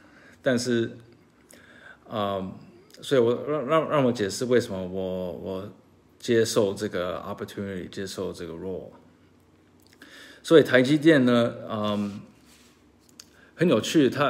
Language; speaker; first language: Chinese; early bilingual, heritage; Chinese